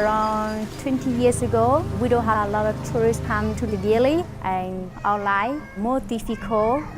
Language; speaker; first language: English; non-native, local second language; Hmong